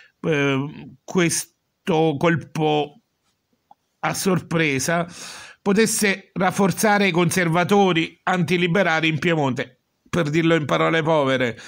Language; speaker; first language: Italian; native; Italian